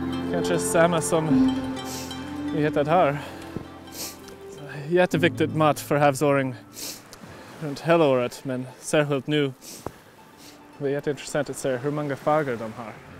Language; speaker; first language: Swedish; non-native, learner; English